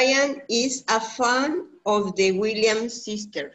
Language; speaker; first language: English; non-native, learner; Spanish